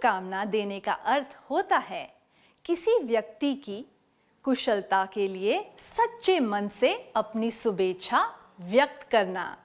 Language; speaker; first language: Hindi; native; Hindi